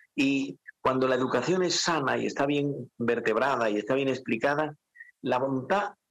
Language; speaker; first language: Spanish; native; Spanish